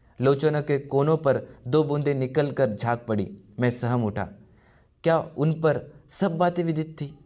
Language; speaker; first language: Hindi; non-native, local second language; Marathi